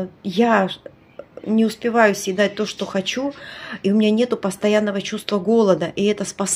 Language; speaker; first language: Russian; native; Russian